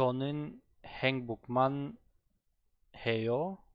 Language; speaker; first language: Korean; non-native, learner; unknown